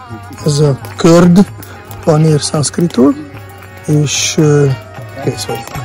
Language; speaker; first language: Hungarian; non-native, fluent; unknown